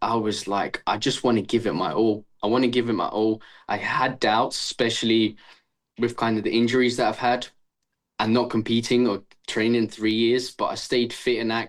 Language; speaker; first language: English; early bilingual, other home language; Estonian